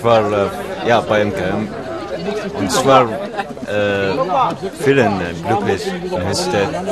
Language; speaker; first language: German; non-native, learner; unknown